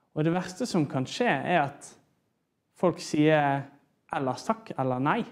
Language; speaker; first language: Norwegian; native; Norwegian